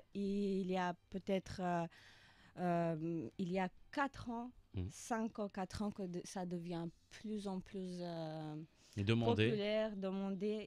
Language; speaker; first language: French; non-native, learner; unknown